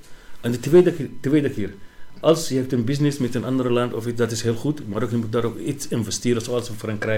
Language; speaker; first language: Dutch; non-native, learner; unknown